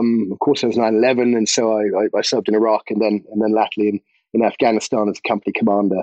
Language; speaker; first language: English; native; English